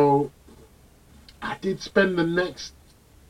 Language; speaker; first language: English; native; English